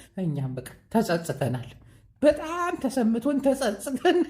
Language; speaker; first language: Amharic; non-native, local second language; Tigrinya